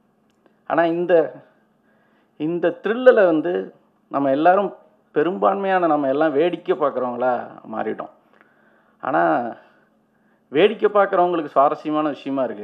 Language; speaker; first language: Tamil; native; Tamil